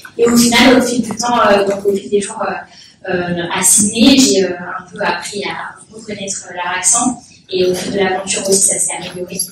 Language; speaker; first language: French; native; French